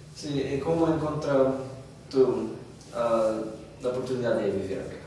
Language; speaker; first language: Spanish; non-native, learner; English